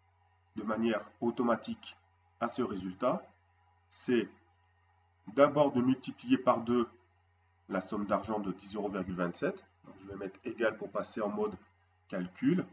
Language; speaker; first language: French; native; French